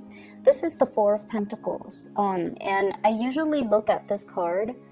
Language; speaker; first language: English; native; English